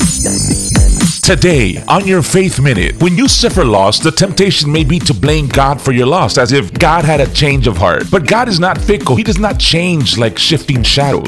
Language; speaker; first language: English; early bilingual, other home language; Spanish